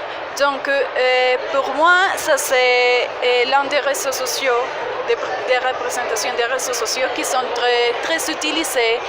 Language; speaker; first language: French; non-native, fluent; Spanish